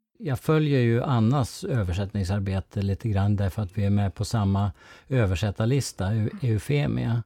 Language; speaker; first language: Swedish; native; Swedish